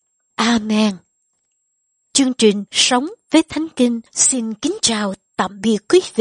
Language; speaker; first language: Vietnamese; native; Vietnamese